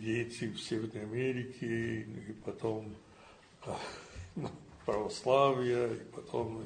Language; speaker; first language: Russian; non-native, fluent; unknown